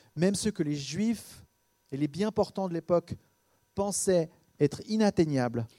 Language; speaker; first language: French; native; French